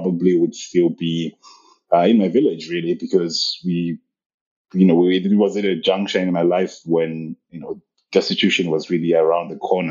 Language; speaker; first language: English; non-native, local second language; Shona